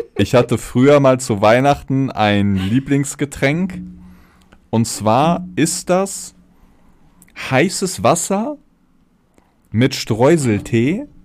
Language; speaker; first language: German; early bilingual, other home language; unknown